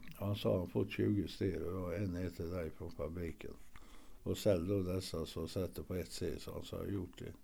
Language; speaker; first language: Swedish; early bilingual, other home language; Norwegian